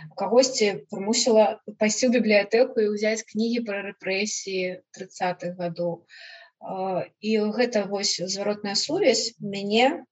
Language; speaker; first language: Belarusian; non-native, local second language; Russian